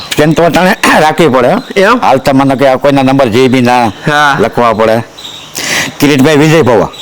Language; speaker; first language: Gujarati; native; Gujarati